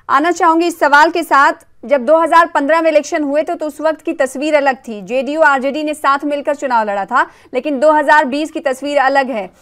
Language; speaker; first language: Hindi; native; Hindi